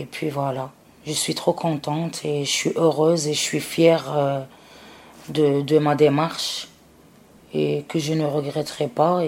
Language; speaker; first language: French; non-native, local second language; Arabic